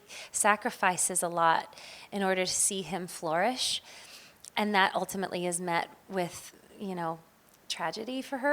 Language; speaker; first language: English; native; English